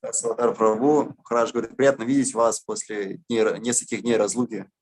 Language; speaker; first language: Russian; native; Russian